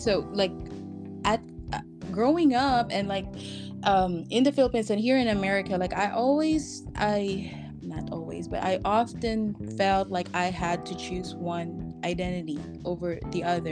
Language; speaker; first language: English; non-native, local second language; Filipino